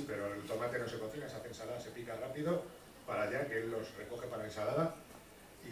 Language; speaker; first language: Spanish; native; Spanish